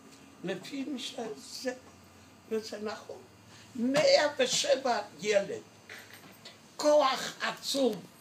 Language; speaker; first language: Hebrew; non-native, fluent; Yiddish